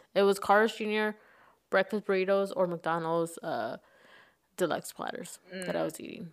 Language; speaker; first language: English; early bilingual, other home language; Spanish